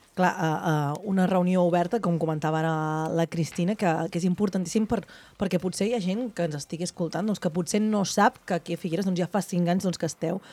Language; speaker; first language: Catalan; native; Catalan